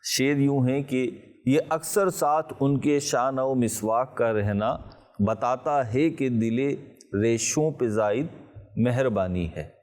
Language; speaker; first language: Urdu; native; Urdu